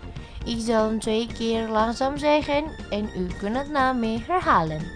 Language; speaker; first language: Dutch; non-native, learner; Indonesian